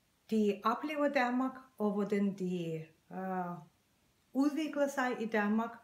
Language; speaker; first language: Danish; non-native, fluent; Azerbaijani